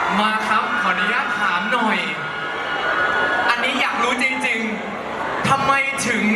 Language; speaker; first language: Thai; native; Thai